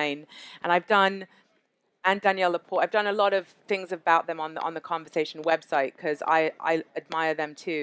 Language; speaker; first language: English; native; English